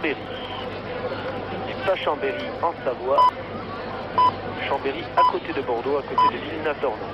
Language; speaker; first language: French; native; French